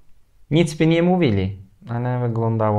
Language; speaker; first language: Polish; non-native, fluent; Turkish